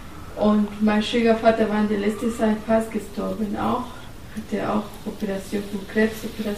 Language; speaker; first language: German; non-native, learner; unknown